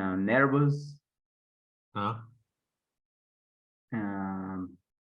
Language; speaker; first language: English; non-native, learner; Spanish